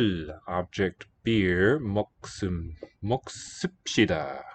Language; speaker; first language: Korean; non-native, learner; English